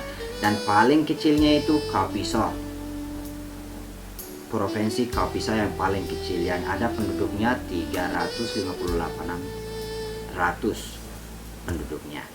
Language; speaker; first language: Indonesian; non-native, fluent; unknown